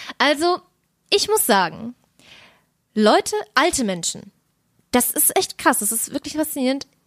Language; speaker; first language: German; early bilingual, other home language; Russian